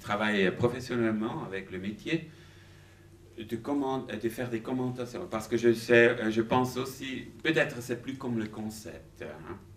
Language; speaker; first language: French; non-native, fluent; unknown